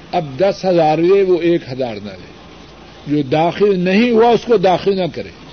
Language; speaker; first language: Urdu; non-native, local second language; Punjabi